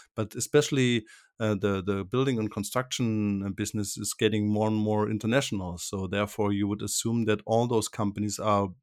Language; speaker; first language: English; non-native, fluent; German